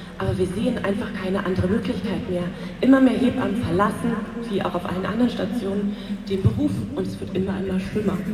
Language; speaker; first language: German; native; German